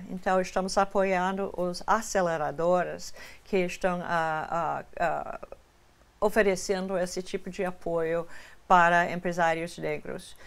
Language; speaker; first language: Portuguese; non-native, fluent; English